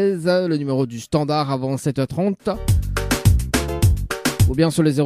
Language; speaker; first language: French; native; French